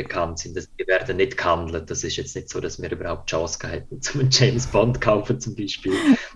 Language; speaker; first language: German; native; German